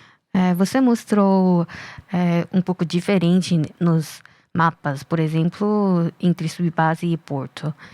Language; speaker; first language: Portuguese; non-native, learner; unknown